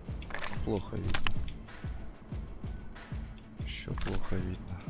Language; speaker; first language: Russian; native; Russian